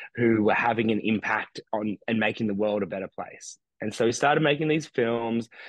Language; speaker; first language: English; native; English